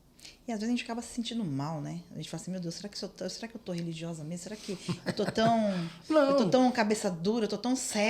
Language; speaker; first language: Portuguese; native; Portuguese